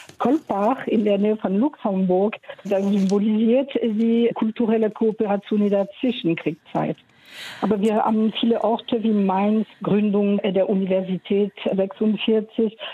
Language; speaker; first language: German; non-native, fluent; French